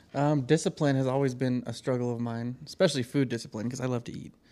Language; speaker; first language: English; native; English